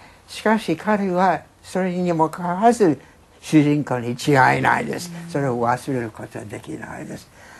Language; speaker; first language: Japanese; non-native, fluent; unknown